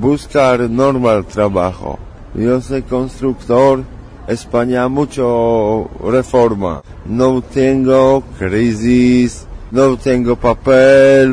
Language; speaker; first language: Spanish; non-native, learner; Polish